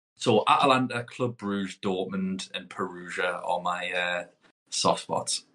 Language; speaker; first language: English; native; English